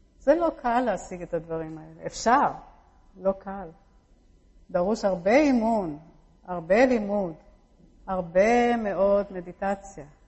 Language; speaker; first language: Hebrew; early bilingual, other home language; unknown